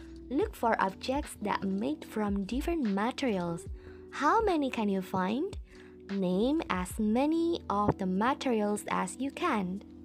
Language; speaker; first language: English; non-native, fluent; Indonesian